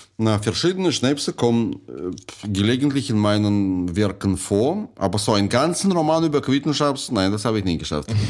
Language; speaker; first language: German; non-native, fluent; Russian